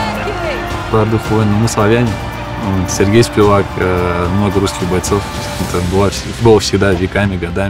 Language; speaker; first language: Russian; native; Russian